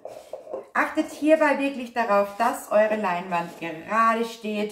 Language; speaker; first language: German; native; German